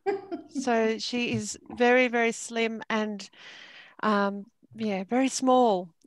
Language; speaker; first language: English; native; English